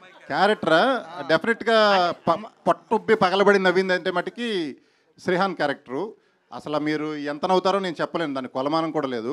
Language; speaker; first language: Telugu; native; Telugu